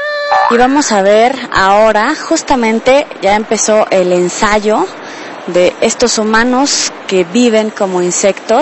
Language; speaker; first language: Spanish; native; Spanish